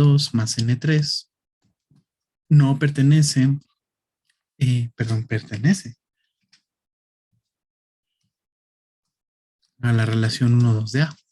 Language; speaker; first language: Spanish; native; Spanish